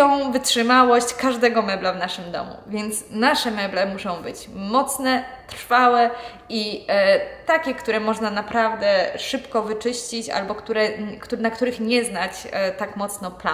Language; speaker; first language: Polish; native; Polish